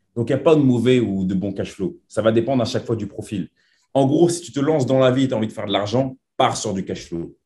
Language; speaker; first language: French; native; French